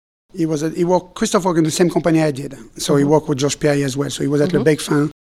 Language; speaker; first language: English; non-native, fluent; French